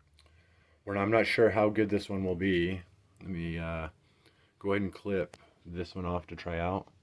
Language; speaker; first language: English; native; English